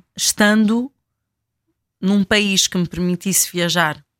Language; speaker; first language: Portuguese; non-native, local second language; Kabuverdianu